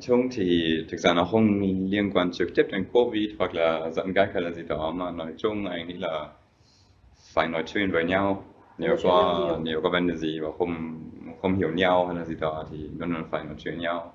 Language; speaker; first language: Vietnamese; non-native, fluent; German